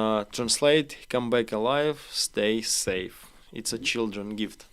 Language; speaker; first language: English; non-native, learner; Ukrainian